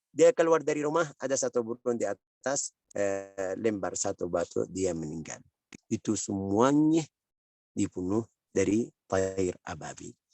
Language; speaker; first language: Indonesian; non-native, learner; Arabic